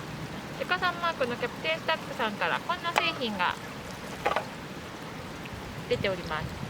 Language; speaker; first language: Japanese; native; Japanese